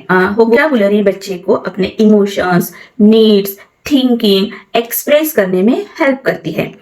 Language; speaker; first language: Hindi; non-native, local second language; Marathi